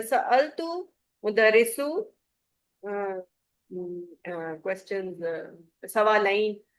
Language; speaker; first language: Arabic; non-native, learner; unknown